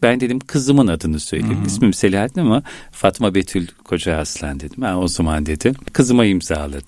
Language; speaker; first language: Turkish; native; Turkish